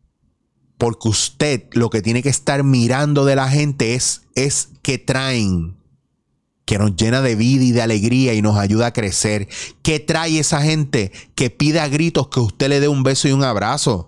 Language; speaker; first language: Spanish; native; Spanish